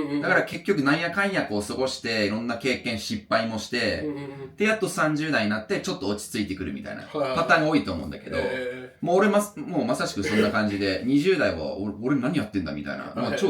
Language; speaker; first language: Japanese; non-native, fluent; English